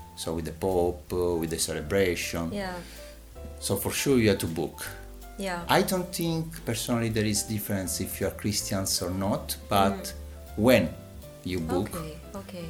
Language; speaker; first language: English; non-native, learner; Italian